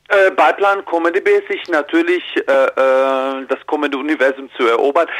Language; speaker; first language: German; early bilingual, heritage; Croatian